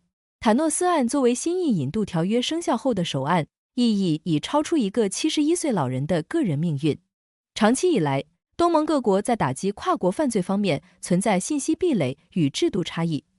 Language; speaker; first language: Chinese; native; Chinese